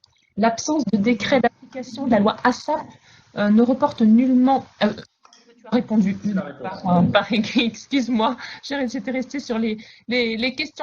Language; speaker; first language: French; native; French